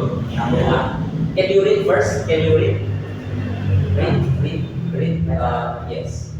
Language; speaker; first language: English; non-native, fluent; Indonesian